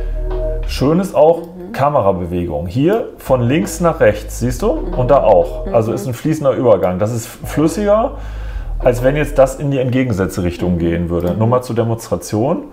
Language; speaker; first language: German; native; German